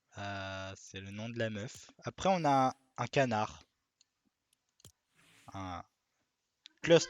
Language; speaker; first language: French; native; French